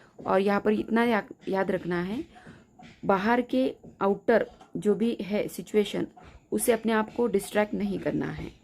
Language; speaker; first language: Hindi; non-native, local second language; Marathi